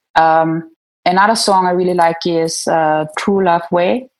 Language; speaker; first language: English; non-native, fluent; German